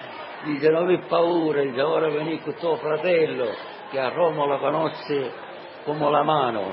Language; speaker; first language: Italian; non-native, learner; Sicilian